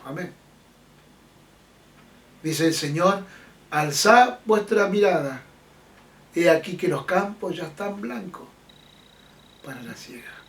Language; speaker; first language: Spanish; native; Spanish